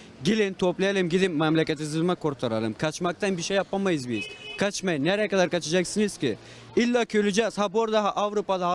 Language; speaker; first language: Turkish; non-native, fluent; Persian